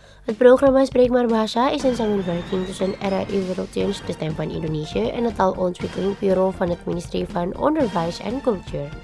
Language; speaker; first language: Dutch; non-native, learner; Indonesian